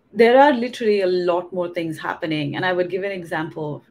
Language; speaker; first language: English; non-native, local second language; Hindi